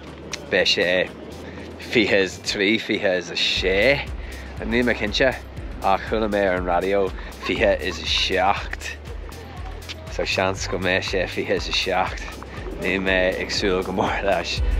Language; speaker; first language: Irish; non-native, local second language; English